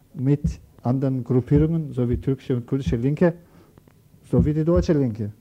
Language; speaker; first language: German; non-native, learner; Turkish